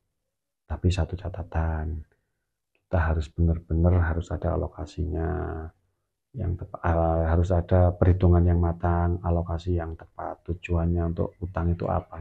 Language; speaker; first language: Indonesian; native; Indonesian